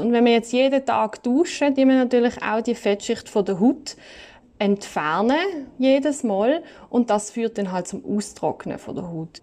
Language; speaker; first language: German; native; German